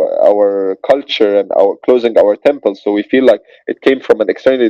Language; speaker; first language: English; non-native, fluent; Arabic